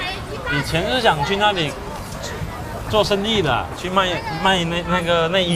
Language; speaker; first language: Chinese; native; Chinese